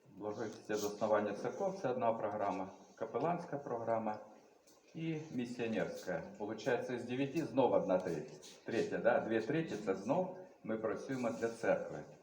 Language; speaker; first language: Ukrainian; native; Ukrainian